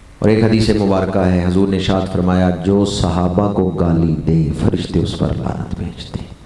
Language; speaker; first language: Urdu; non-native, local second language; Punjabi